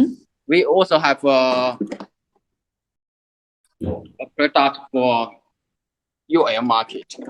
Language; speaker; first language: English; non-native, learner; Chinese